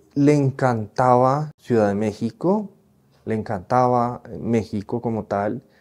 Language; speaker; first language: Spanish; native; Spanish